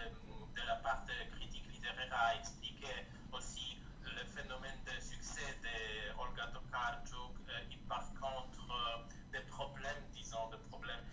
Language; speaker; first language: French; non-native, fluent; Polish